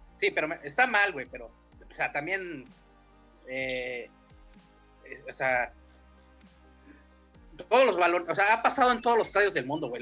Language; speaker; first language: Spanish; native; Spanish